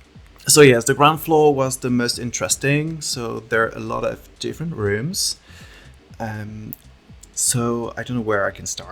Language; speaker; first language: English; non-native, fluent; French